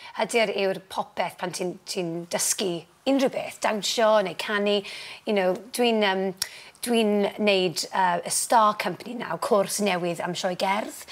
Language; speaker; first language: Welsh; non-native, local second language; English